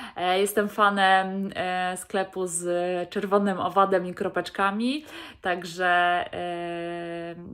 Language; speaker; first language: Polish; native; Polish